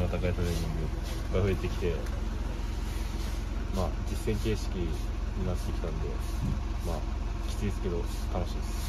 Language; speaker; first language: Japanese; native; Japanese